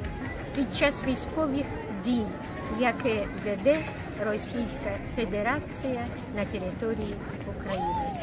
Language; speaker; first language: Ukrainian; non-native, local second language; Russian